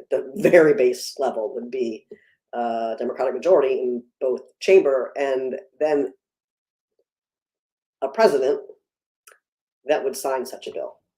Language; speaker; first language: English; native; English